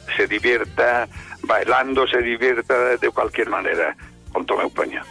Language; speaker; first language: Spanish; native; Spanish